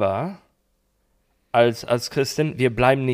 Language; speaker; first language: German; non-native, learner; English